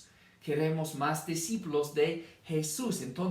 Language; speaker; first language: Spanish; non-native, fluent; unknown